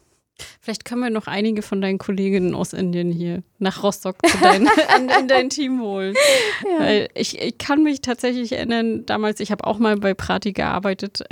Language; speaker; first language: German; native; German